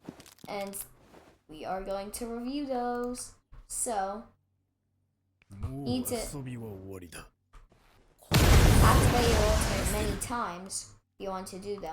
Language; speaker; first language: English; native; English